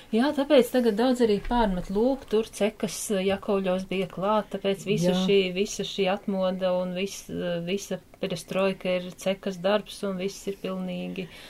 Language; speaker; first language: Latvian; native; Latvian